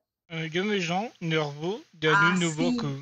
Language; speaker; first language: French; non-native, learner; Spanish